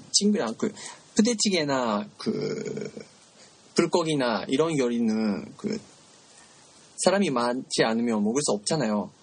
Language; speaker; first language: Korean; non-native, learner; Japanese